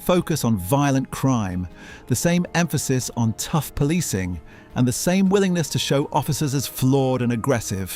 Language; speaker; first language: English; native; English